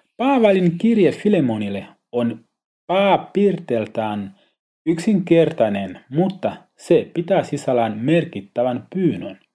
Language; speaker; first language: Finnish; non-native, learner; Swahili